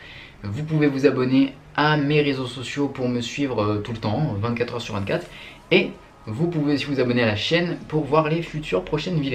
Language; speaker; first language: French; native; French